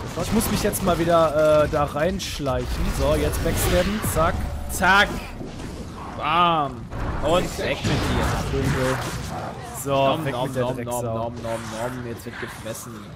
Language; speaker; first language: German; native; German